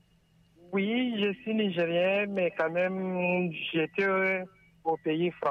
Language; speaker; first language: French; non-native, learner; Hausa